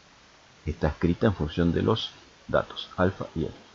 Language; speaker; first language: Spanish; native; Spanish